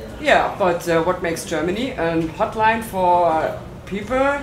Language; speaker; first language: English; non-native, learner; German